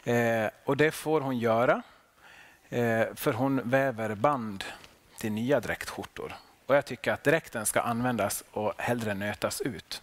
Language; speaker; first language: Swedish; non-native, local second language; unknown